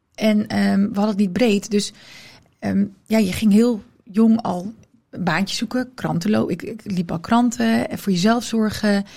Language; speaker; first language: Dutch; early bilingual, other home language; Riffian